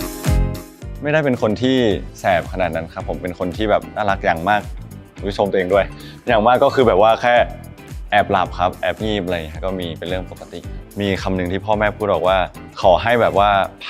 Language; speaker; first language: Thai; native; Thai